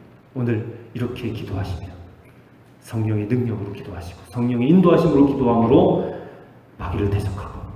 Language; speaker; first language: Korean; native; Korean